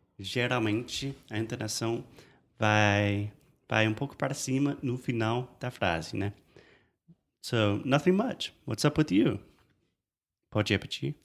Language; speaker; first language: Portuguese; non-native, fluent; English